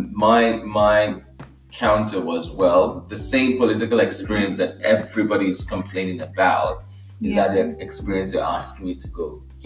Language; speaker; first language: English; non-native, local second language; Igbo